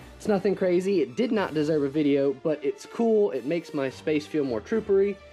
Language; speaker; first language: English; native; English